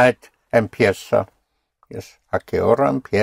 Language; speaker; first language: Spanish; non-native, fluent; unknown